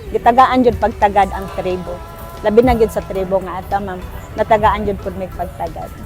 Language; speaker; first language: Cebuano; non-native, local second language; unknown